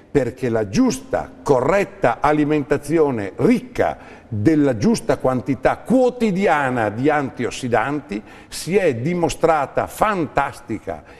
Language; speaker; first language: Italian; native; Italian